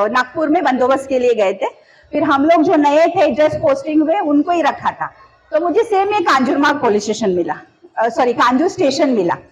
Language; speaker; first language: Hindi; non-native, local second language; Marathi